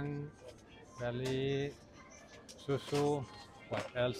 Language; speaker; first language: Indonesian; non-native, learner; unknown